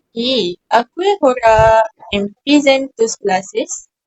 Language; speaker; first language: Spanish; non-native, learner; Malay